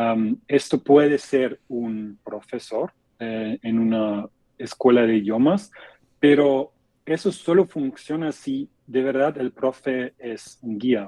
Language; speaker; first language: Spanish; non-native, fluent; German